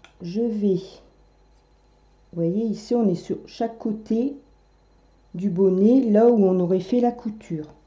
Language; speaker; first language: French; native; French